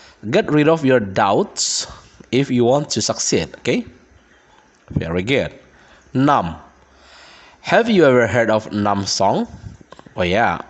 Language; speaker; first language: English; non-native, fluent; Indonesian